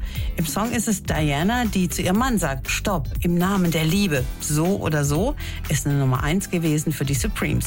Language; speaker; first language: German; native; German